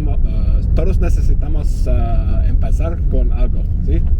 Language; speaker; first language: Spanish; non-native, learner; English